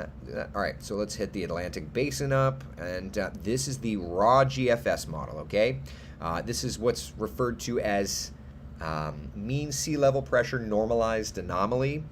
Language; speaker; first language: English; native; English